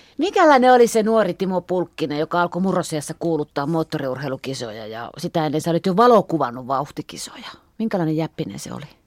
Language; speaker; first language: Finnish; native; Finnish